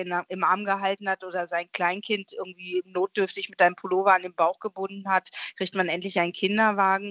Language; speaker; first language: German; native; German